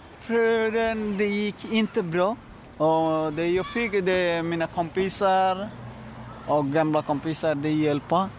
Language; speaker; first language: Swedish; non-native, learner; Bangla